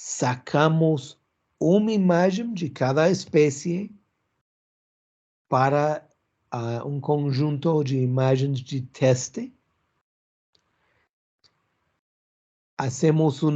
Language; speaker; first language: Portuguese; non-native, learner; English